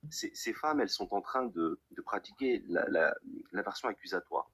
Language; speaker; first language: French; native; French